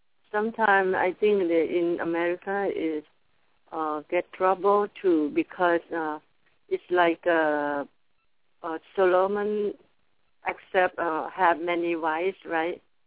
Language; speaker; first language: English; non-native, learner; Thai